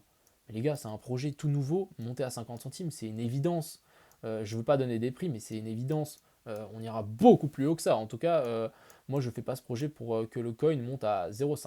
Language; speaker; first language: French; native; French